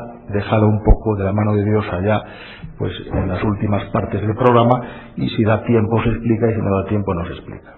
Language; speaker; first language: Spanish; native; Spanish